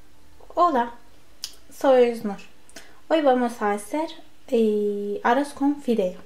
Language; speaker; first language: Spanish; non-native, learner; Turkish